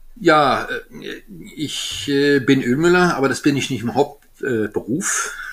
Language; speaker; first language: German; non-native, local second language; French